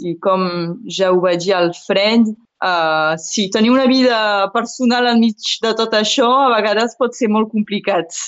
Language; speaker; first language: Catalan; non-native, local second language; French